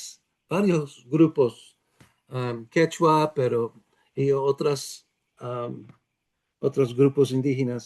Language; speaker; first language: Spanish; non-native, fluent; Dutch